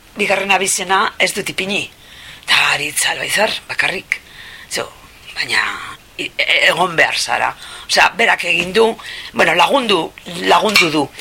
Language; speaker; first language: Basque; non-native, local second language; Spanish